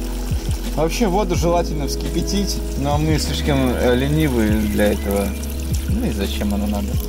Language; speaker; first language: Russian; native; Russian